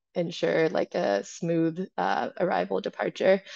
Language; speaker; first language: English; native; English